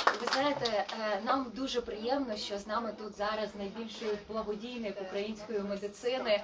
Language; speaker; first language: Ukrainian; native; Ukrainian